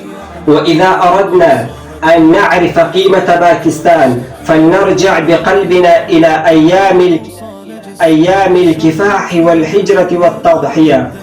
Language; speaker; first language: Arabic; non-native, learner; Urdu